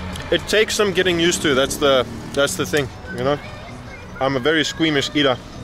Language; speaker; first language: English; native; English